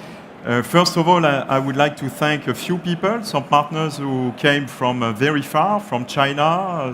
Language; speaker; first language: English; non-native, fluent; French